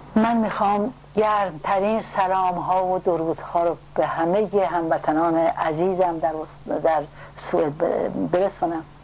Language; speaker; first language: Persian; native; Persian